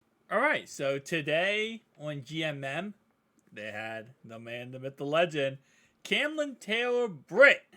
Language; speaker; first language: English; native; English